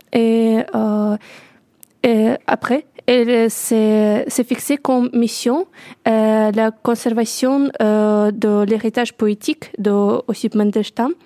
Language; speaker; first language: French; non-native, learner; Russian